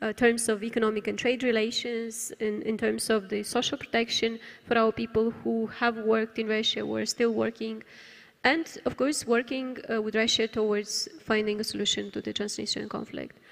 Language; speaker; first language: English; non-native, fluent; Romanian